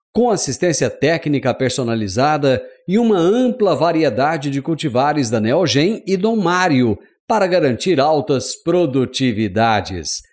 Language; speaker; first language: Portuguese; native; Portuguese